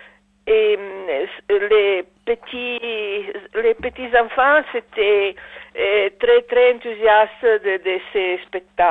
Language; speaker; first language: French; non-native, learner; Italian